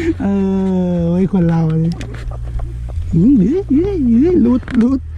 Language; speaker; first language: Thai; non-native, local second language; Northeastern Thai